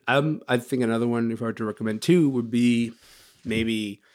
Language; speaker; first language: English; early bilingual, other home language; Arabic